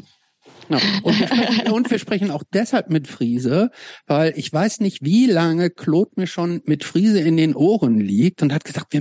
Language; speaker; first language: German; native; German